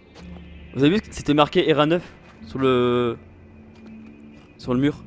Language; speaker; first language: French; native; French